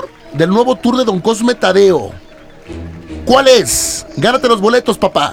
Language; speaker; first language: Spanish; native; Spanish